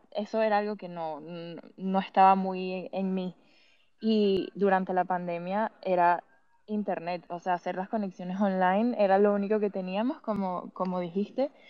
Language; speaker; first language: Spanish; native; Spanish